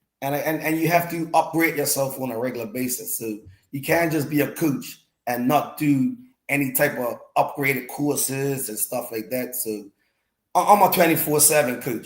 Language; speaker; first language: English; native; English